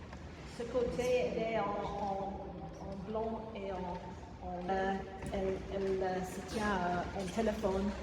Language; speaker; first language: French; non-native, fluent; English